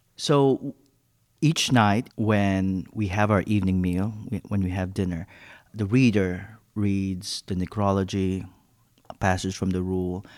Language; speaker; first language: English; non-native, local second language; Filipino